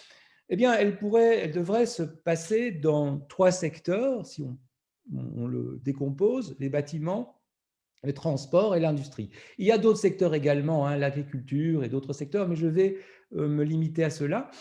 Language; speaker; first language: French; native; French